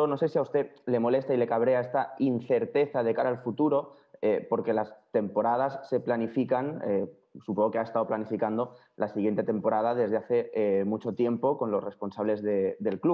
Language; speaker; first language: Spanish; native; Spanish